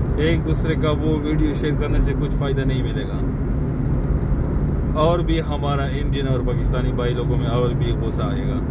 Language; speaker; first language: Hindi; non-native, local second language; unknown